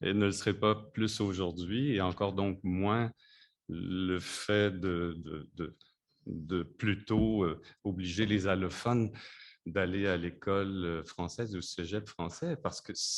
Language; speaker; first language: French; native; French